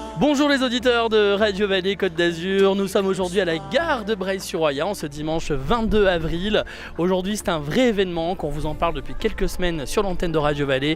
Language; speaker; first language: French; native; French